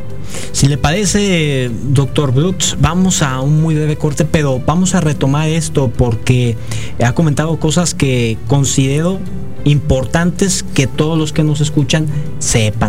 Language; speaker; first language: Spanish; native; Spanish